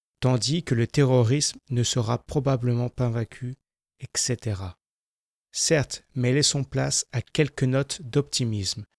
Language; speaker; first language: French; native; French